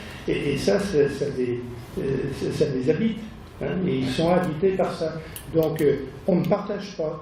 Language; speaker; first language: French; native; French